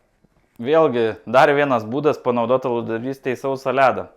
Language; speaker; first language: Lithuanian; native; Lithuanian